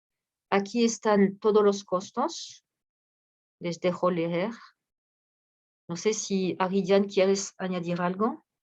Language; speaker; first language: Spanish; non-native, fluent; French